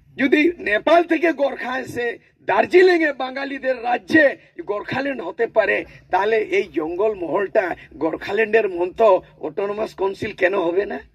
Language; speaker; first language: Bangla; non-native, local second language; Santali